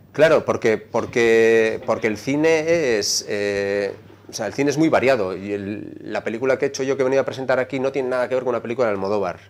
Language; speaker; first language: Spanish; native; Spanish